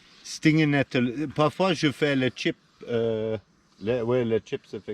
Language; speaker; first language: French; non-native, learner; English